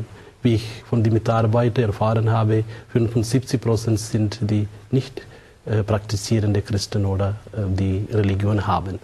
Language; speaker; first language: German; non-native, fluent; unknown